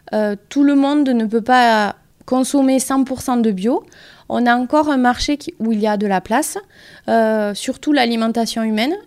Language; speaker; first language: French; native; French